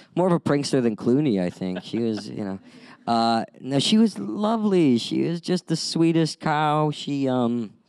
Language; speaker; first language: English; native; English